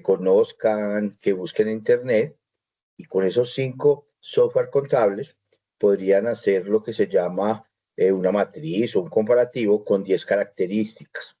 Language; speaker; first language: Spanish; native; Spanish